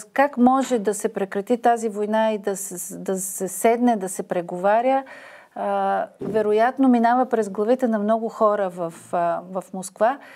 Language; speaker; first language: Bulgarian; native; Bulgarian